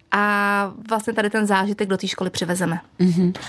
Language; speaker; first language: Czech; native; Czech